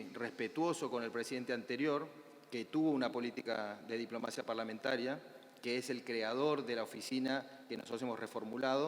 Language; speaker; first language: Spanish; native; Spanish